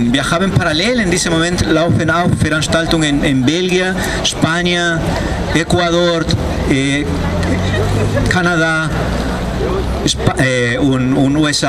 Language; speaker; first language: German; non-native, fluent; Spanish